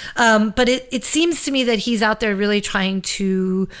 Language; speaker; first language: English; native; English